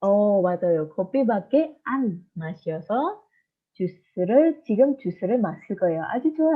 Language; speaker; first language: Korean; non-native, fluent; Indonesian